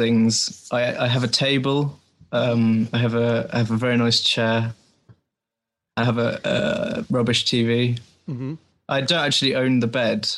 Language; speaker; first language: English; native; English